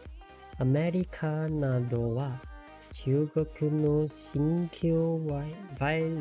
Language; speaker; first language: Japanese; non-native, learner; English